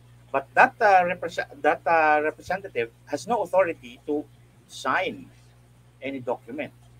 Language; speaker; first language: English; non-native, local second language; Filipino